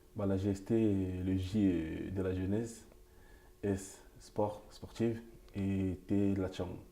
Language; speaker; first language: French; early bilingual, other home language; Lingala